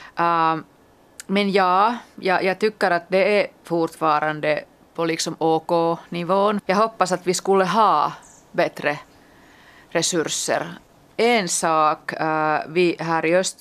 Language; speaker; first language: Swedish; non-native, local second language; Finnish